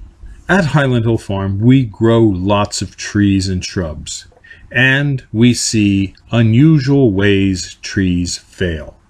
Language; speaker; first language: English; native; English